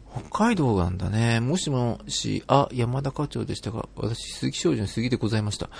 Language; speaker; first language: Japanese; native; Japanese